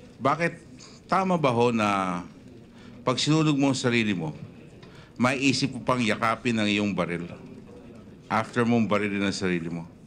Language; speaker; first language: Filipino; native; Filipino